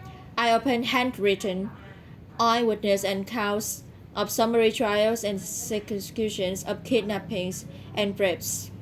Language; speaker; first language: English; non-native, learner; Vietnamese